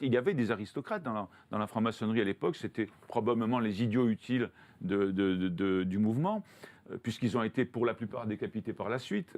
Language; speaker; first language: French; native; French